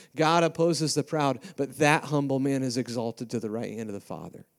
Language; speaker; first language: English; native; English